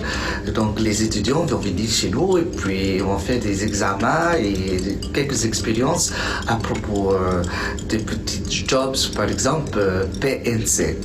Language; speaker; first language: French; non-native, fluent; English